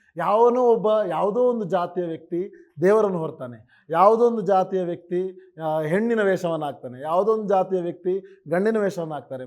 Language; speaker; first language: Kannada; non-native, local second language; Tulu